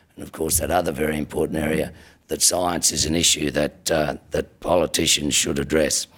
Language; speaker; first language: English; native; English